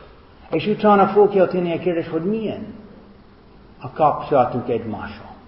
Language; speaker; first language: Hungarian; non-native, fluent; English